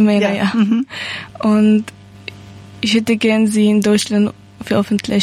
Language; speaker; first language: German; non-native, learner; Persian